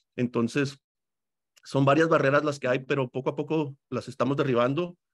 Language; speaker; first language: Spanish; native; Spanish